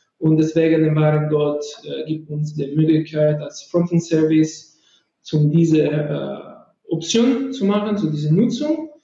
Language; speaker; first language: German; non-native, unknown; Italian